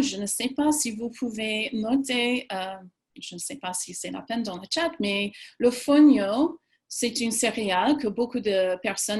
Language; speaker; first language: French; non-native, fluent; English